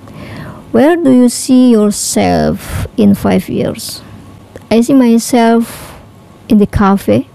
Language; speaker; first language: English; non-native, learner; Indonesian